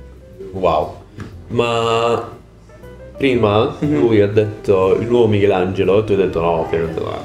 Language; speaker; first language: Italian; native; Italian